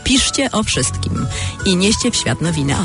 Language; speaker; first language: Polish; native; Polish